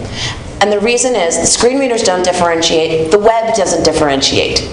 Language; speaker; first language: English; native; English